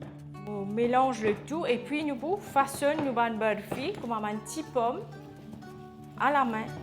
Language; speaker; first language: French; non-native, local second language; Morisyen